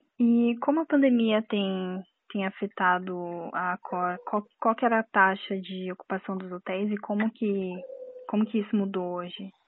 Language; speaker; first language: Portuguese; native; Portuguese